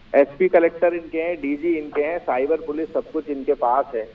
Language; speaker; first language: Hindi; native; Hindi